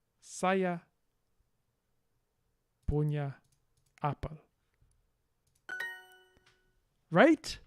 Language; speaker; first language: Indonesian; non-native, learner; English